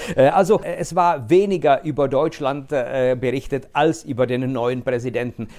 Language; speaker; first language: German; non-native, fluent; Czech